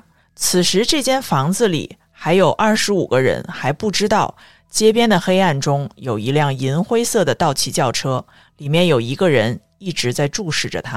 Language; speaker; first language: Chinese; native; Chinese